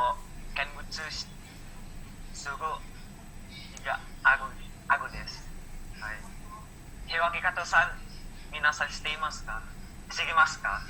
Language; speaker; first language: Japanese; non-native, learner; Indonesian